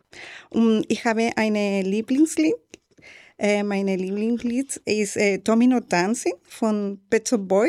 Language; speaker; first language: German; non-native, learner; Spanish